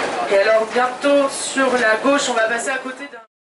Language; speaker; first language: French; native; French